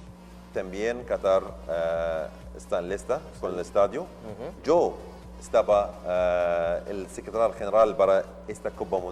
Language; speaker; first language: Spanish; non-native, learner; Arabic